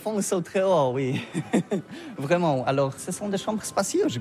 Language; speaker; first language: French; non-native, learner; Polish